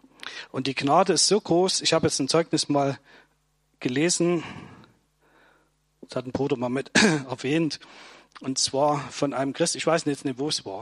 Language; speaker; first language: German; native; German